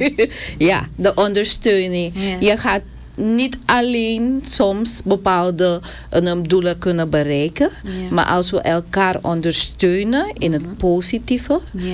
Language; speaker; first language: Dutch; non-native, local second language; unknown